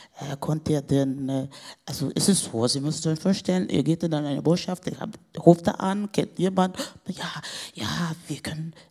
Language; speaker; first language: German; non-native, fluent; Portuguese